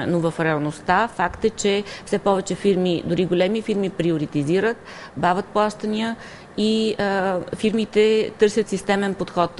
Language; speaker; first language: Bulgarian; native; Bulgarian